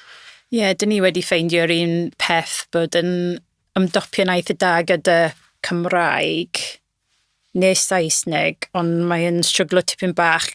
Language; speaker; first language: Welsh; non-native, local second language; English